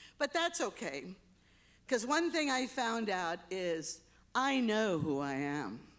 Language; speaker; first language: English; early bilingual, other home language; Spanish